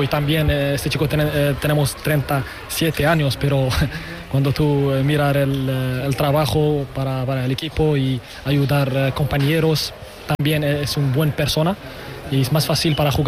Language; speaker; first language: Spanish; non-native, learner; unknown